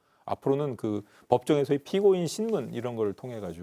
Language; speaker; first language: Korean; native; Korean